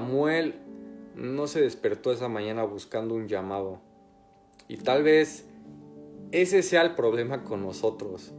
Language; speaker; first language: Spanish; native; Spanish